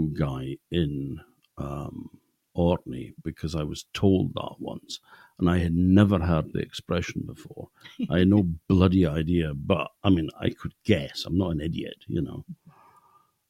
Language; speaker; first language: English; native; English